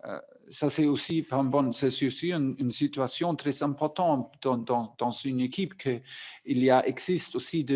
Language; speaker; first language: French; non-native, fluent; German